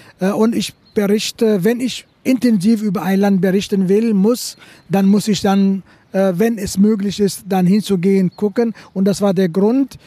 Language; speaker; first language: German; non-native, fluent; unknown